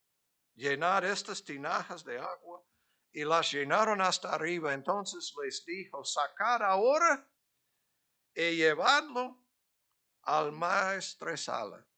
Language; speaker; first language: Spanish; non-native, fluent; English